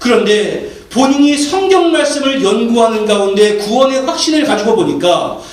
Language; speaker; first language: Korean; native; Korean